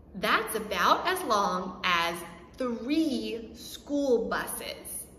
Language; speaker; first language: English; native; English